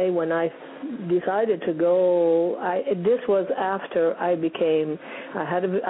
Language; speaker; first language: English; non-native, fluent; Italian